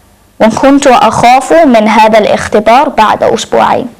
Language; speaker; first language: Arabic; non-native, learner; English